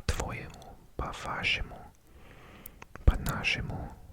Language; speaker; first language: Russian; non-native, learner; English